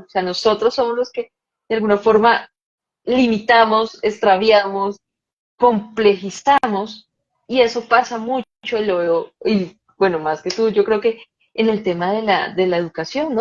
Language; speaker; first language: Spanish; native; Spanish